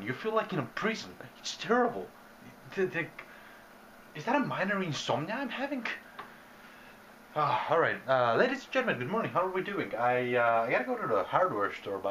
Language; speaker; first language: English; non-native, fluent; Bulgarian